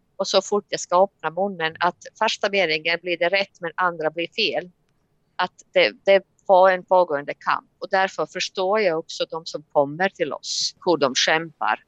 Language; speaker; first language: Swedish; non-native, fluent; Latvian